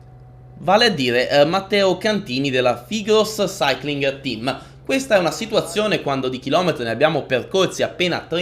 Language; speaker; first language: Italian; native; Italian